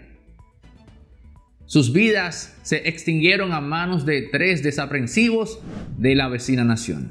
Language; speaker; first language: Spanish; native; Spanish